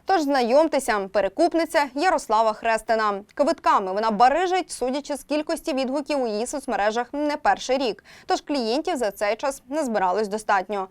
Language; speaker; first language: Ukrainian; native; Ukrainian